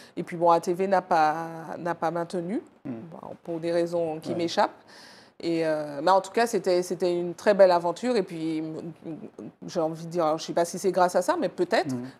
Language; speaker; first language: French; native; French